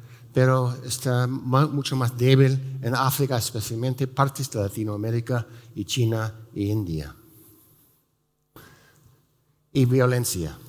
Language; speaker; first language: Spanish; non-native, fluent; English